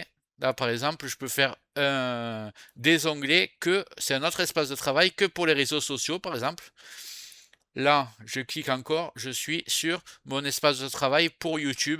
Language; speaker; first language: French; native; French